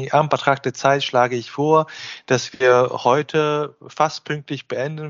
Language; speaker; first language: German; non-native, fluent; Chinese